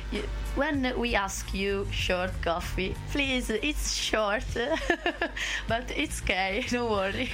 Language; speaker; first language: English; non-native, learner; Italian